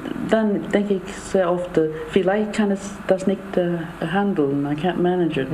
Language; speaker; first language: German; non-native, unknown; English